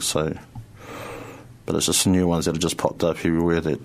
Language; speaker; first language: English; native; English